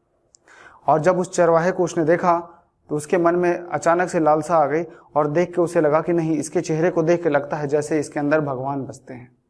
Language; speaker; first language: Hindi; native; Hindi